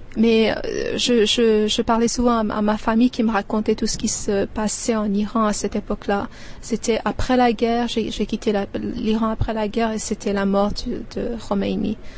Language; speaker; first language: French; non-native, fluent; Persian